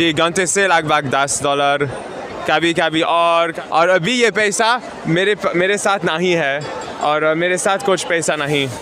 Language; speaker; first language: Hindi; non-native, learner; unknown